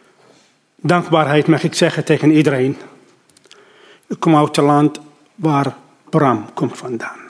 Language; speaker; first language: Dutch; non-native, learner; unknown